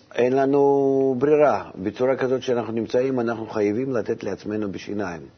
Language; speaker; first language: Hebrew; non-native, fluent; Russian